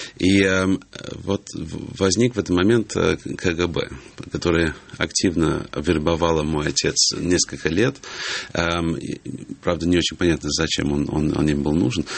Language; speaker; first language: Russian; early bilingual, heritage; English